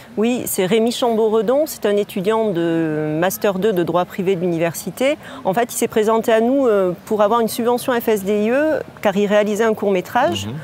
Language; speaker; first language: French; native; French